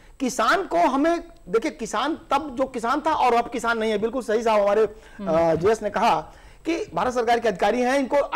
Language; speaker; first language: Hindi; native; Hindi